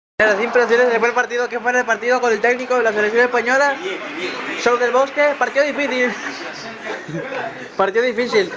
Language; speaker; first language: Spanish; native; Spanish